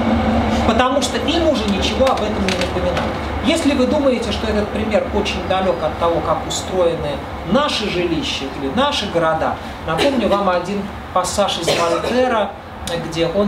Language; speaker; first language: Russian; native; Russian